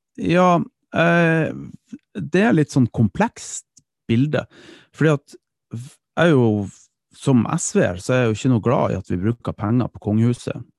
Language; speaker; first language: Norwegian; early bilingual, other home language; Dutch